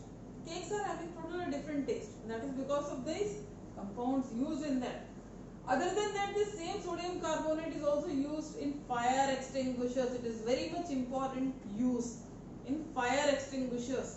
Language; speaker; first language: English; non-native, local second language; Hindi